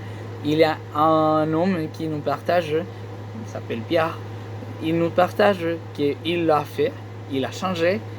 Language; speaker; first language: French; non-native, learner; Spanish